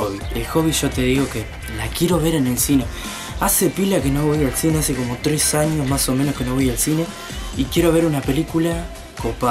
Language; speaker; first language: Spanish; native; Spanish